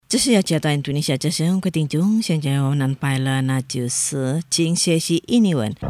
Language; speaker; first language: Chinese; non-native, learner; Indonesian